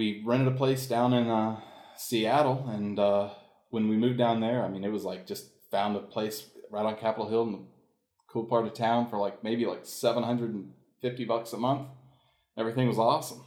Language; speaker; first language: English; native; English